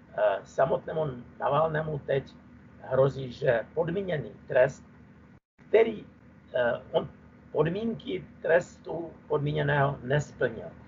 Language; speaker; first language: Czech; non-native, fluent; Russian